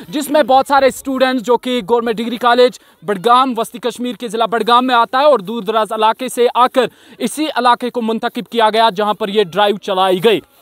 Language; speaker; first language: Hindi; non-native, local second language; Kashmiri